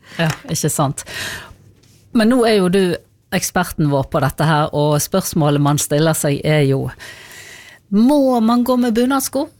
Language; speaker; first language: Norwegian; native; Norwegian